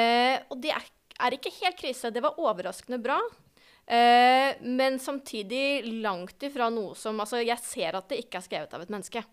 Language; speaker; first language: Norwegian; native; Norwegian